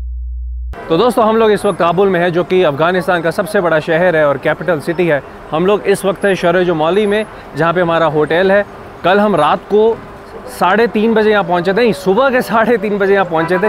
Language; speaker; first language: Hindi; native; Hindi